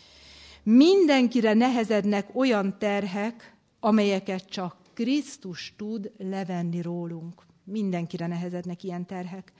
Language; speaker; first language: Hungarian; native; Hungarian